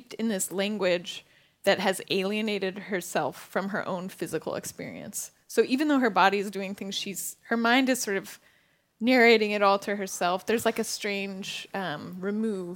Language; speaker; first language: English; native; English